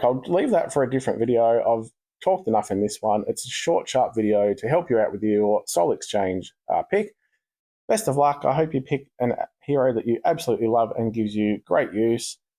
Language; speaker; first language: English; native; English